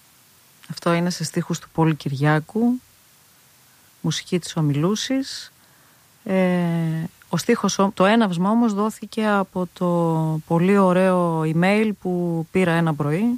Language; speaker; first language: Greek; native; Greek